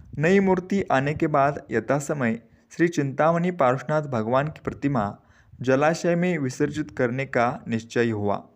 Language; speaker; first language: Hindi; non-native, local second language; Marathi